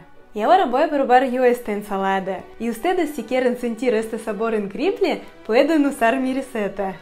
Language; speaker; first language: Spanish; non-native, fluent; Russian